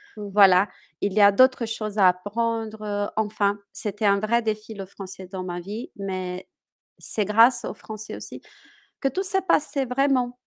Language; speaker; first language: French; non-native, fluent; Portuguese